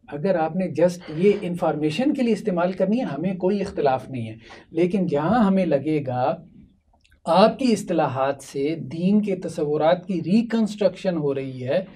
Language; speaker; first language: Urdu; native; Urdu